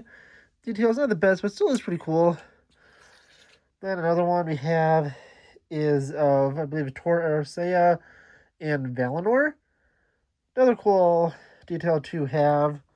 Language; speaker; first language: English; native; English